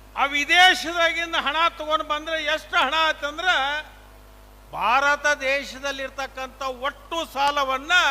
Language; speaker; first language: Kannada; native; Kannada